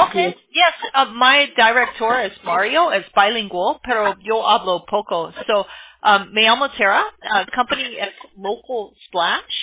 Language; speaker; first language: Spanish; non-native, learner; English